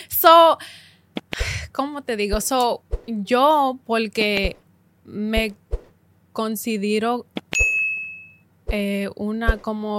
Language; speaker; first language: Spanish; early bilingual, heritage; Spanish